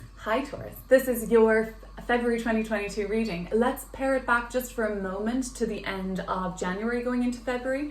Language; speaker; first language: English; native; English